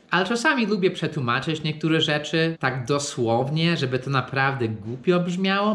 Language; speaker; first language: Polish; non-native, fluent; English